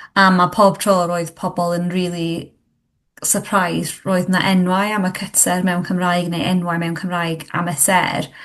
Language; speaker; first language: Welsh; non-native, local second language; English